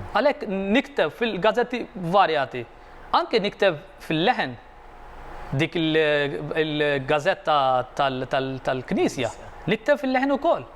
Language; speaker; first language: Maltese; non-native, fluent; Arabic